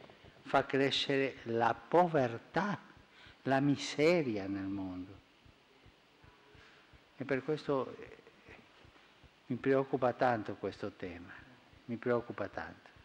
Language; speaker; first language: Italian; non-native, fluent; Spanish